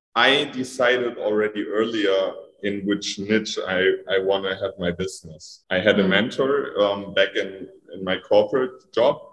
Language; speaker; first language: English; non-native, fluent; German